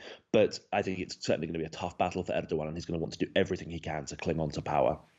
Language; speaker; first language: English; native; English